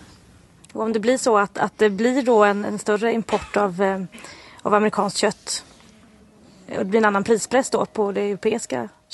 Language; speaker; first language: Swedish; native; Swedish